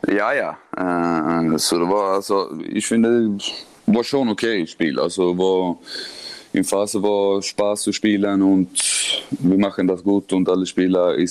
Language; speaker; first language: German; non-native, learner; Swedish